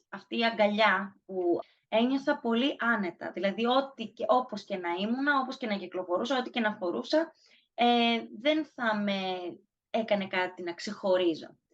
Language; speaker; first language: Greek; native; Greek